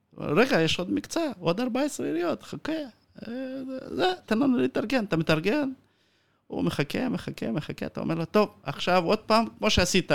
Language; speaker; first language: Hebrew; non-native, fluent; Russian